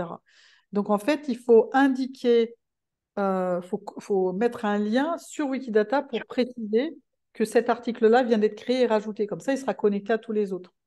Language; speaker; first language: French; native; French